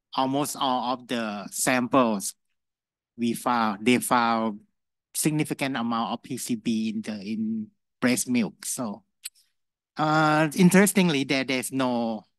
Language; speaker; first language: English; non-native, fluent; Thai